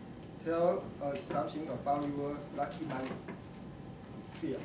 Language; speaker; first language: English; non-native, learner; Chinese